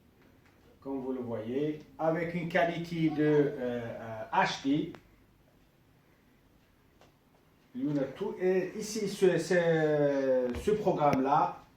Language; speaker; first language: French; non-native, local second language; Arabic